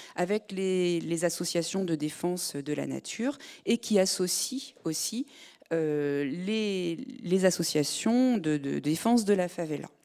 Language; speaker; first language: French; native; French